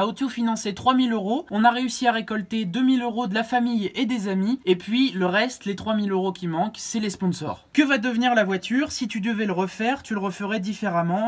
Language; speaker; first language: French; native; French